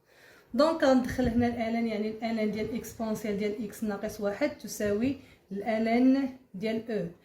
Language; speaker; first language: Arabic; native; Arabic